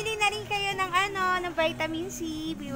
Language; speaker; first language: Filipino; native; Filipino